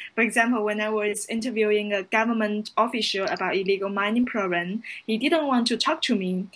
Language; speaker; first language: English; non-native, fluent; Chinese